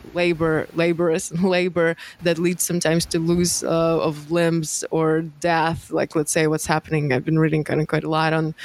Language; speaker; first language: English; non-native, fluent; Russian